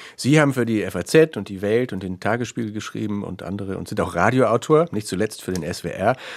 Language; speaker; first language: German; native; German